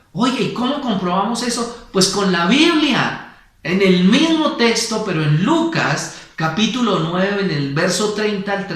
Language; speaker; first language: Spanish; native; Spanish